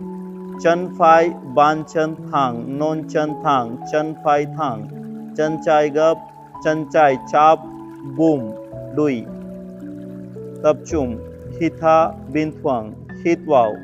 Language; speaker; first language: Vietnamese; non-native, learner; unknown